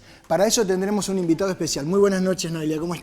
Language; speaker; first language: Spanish; native; Spanish